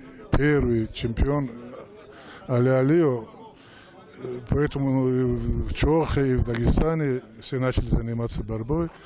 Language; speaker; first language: Russian; non-native, local second language; Avaric